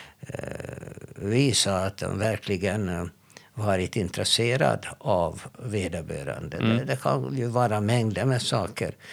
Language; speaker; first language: Swedish; non-native, fluent; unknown